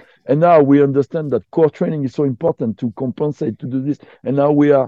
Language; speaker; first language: English; non-native, fluent; French